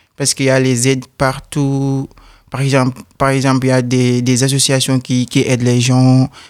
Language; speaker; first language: French; non-native, local second language; Wolof